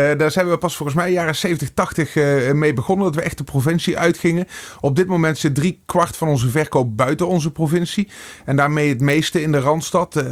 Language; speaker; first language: Dutch; native; Dutch